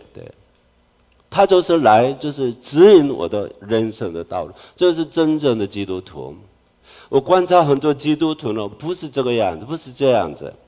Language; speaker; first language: Chinese; non-native, fluent; Korean